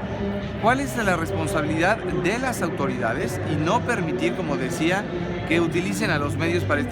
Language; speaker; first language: Spanish; native; Spanish